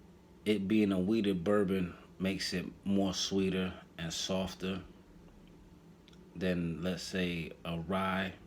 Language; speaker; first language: English; native; English